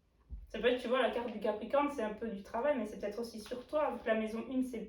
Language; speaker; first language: French; native; French